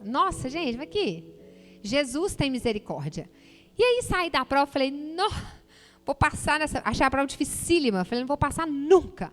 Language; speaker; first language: Portuguese; native; Portuguese